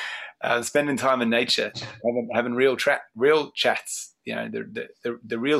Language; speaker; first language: English; native; English